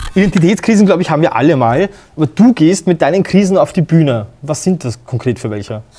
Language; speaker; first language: German; early bilingual, other home language; Croatian